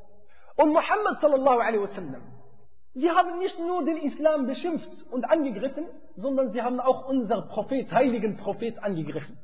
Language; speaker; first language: German; non-native, fluent; Arabic